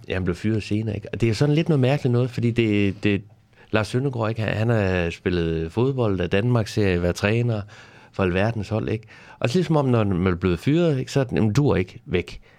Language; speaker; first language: Danish; native; Danish